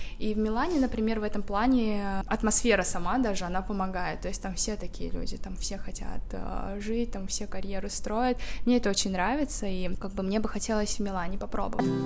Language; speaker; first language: Russian; native; Russian